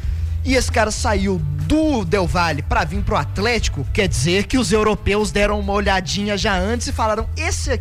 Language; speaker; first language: Portuguese; native; Portuguese